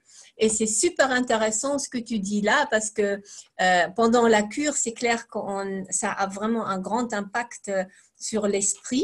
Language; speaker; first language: French; non-native, fluent; German